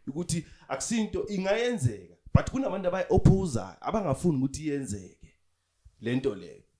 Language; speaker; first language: Zulu; native; Zulu